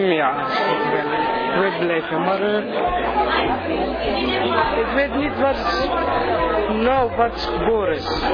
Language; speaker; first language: Dutch; non-native, learner; Kurdish